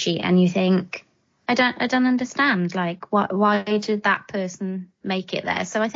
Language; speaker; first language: English; native; English